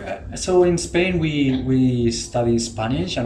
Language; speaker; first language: English; non-native, fluent; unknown